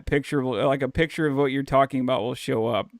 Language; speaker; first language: English; native; English